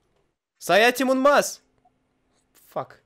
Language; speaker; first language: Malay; non-native, learner; Russian